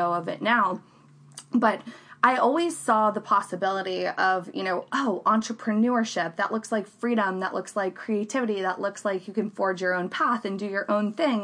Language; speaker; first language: English; native; English